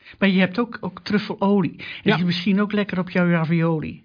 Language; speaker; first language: Dutch; native; Dutch